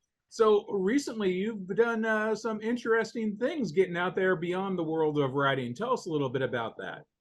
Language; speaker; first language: English; native; English